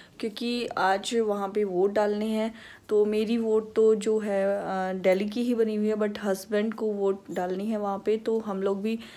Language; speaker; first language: Hindi; native; Hindi